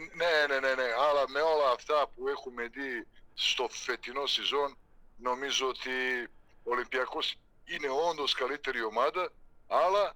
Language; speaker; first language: Greek; non-native, fluent; Serbian